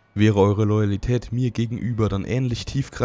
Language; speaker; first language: German; native; German